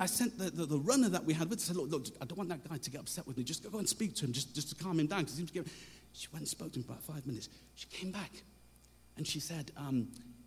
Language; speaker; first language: English; native; English